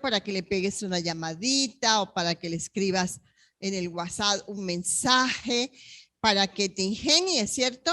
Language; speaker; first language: Spanish; native; Spanish